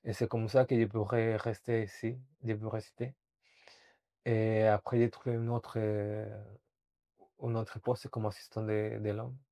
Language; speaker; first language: French; non-native, fluent; Spanish